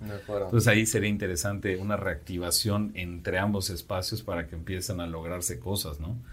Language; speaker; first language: Spanish; native; Spanish